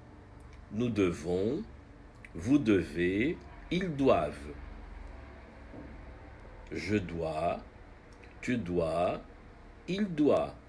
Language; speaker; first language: French; non-native, fluent; Portuguese